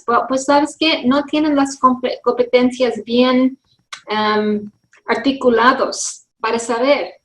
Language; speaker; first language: Spanish; early bilingual, heritage; English